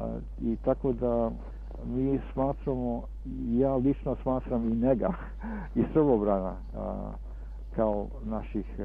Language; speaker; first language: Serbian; early bilingual, heritage; Serbian